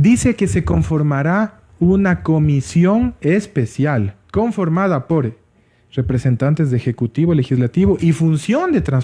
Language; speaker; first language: Spanish; native; Spanish